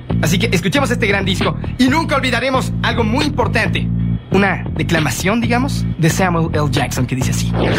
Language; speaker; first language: Spanish; native; Spanish